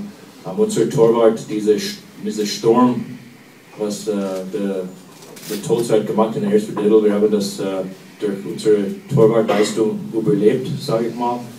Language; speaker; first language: German; non-native, fluent; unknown